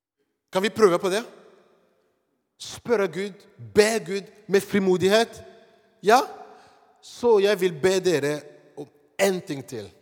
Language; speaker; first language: Norwegian; non-native, fluent; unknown